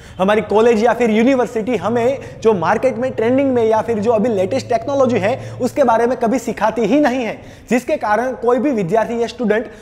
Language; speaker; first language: Hindi; non-native, local second language; Gujarati